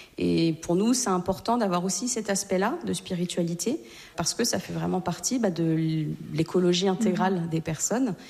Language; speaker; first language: French; native; French